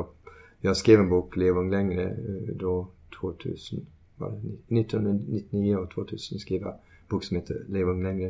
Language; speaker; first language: Swedish; early bilingual, heritage; Swedish